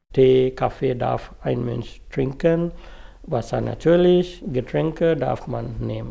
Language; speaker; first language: German; non-native, fluent; Sinhala